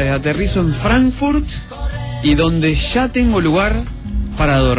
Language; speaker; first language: Spanish; native; Spanish